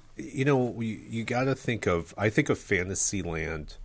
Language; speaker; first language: English; native; English